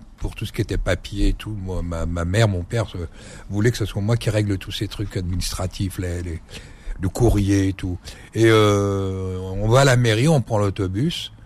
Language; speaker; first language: French; early bilingual, other home language; Arabic